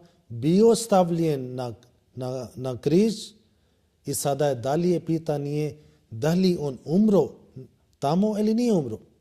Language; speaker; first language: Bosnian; non-native, learner; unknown